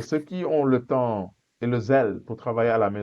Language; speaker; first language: French; non-native, fluent; Portuguese